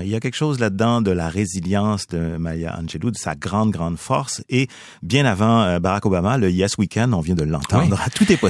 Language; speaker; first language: French; native; French